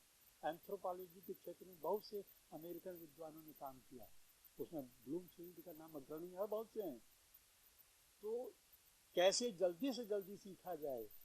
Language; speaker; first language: Hindi; native; Hindi